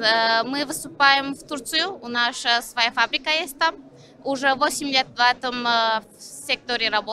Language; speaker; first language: Russian; non-native, learner; Turkish